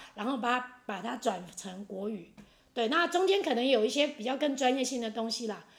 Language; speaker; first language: Chinese; non-native, local second language; Hakka Chinese